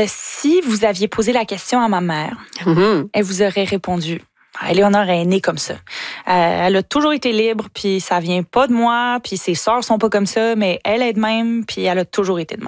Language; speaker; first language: French; native; French